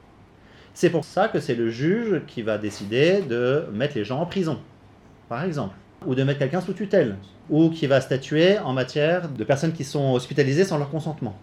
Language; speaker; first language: French; native; French